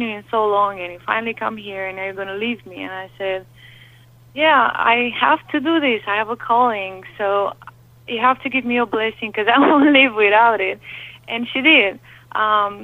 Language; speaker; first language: English; non-native, fluent; Romanian